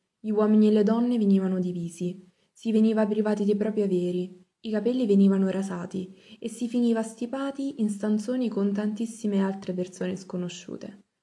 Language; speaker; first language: Italian; native; Italian